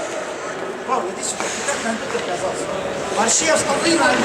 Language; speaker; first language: Russian; native; Russian